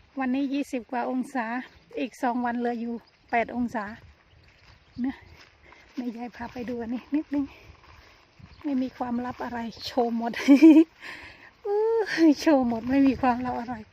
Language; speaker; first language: Thai; native; Thai